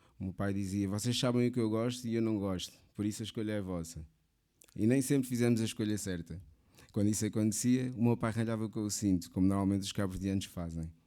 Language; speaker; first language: Portuguese; early bilingual, other home language; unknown